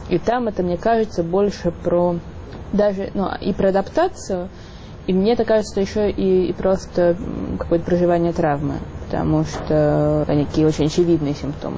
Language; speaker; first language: Russian; native; Russian